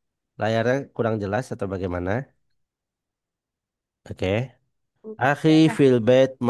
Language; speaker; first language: Indonesian; non-native, fluent; Banjar